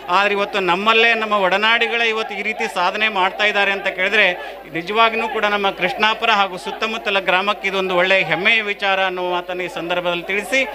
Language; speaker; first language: Kannada; native; Kannada